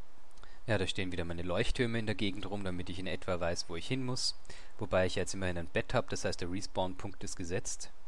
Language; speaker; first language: German; native; German